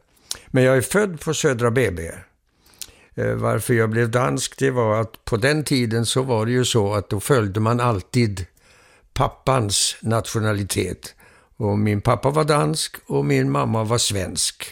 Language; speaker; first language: Swedish; early bilingual, heritage; Swedish